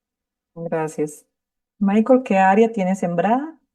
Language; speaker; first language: Spanish; native; Spanish